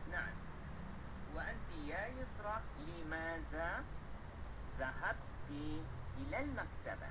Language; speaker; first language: Arabic; non-native, fluent; Malay